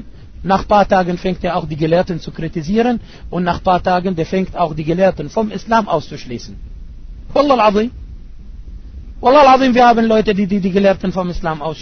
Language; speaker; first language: German; non-native, fluent; Arabic